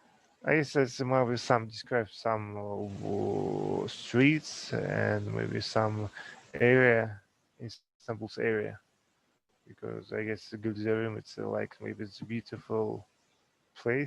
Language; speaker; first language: English; non-native, learner; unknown